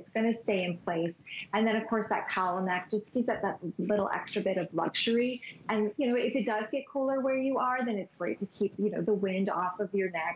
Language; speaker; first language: English; native; English